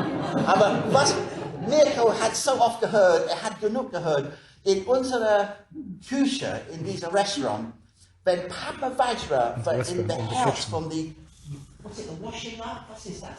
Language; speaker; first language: German; non-native, learner; English